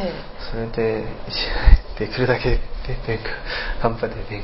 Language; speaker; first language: Japanese; non-native, learner; Chinese